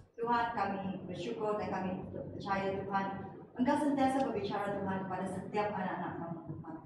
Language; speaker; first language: Malay; non-native, local second language; Chinese